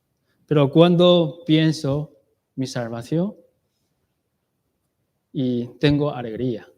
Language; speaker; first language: Spanish; non-native, learner; Chinese